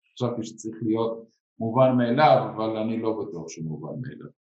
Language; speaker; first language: Hebrew; non-native, fluent; Spanish